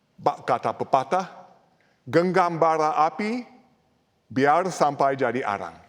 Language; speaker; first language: Malay; non-native, local second language; English